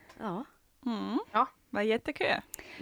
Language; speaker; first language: Swedish; non-native, fluent; German